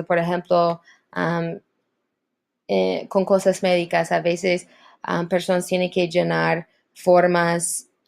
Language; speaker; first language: Spanish; non-native, learner; English